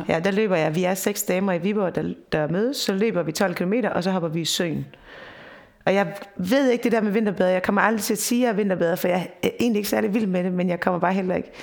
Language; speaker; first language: Danish; native; Danish